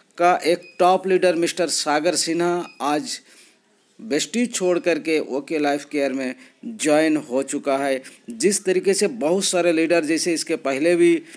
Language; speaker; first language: Hindi; native; Hindi